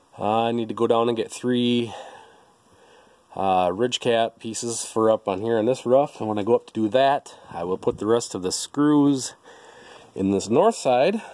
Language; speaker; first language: English; native; English